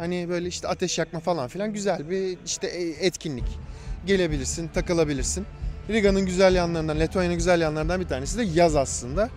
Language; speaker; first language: Turkish; native; Turkish